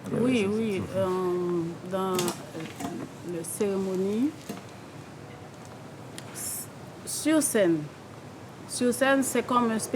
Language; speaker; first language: French; non-native, local second language; Haitian Creole